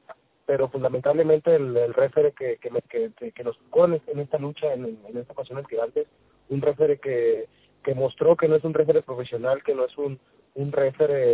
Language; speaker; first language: Spanish; native; Spanish